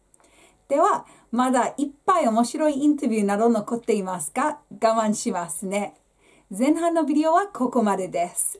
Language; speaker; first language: Japanese; non-native, fluent; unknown